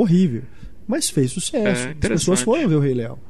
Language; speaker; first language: Portuguese; native; Portuguese